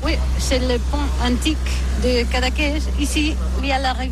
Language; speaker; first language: French; non-native, learner; Catalan